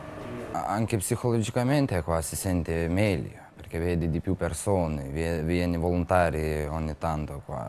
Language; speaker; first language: Italian; non-native, learner; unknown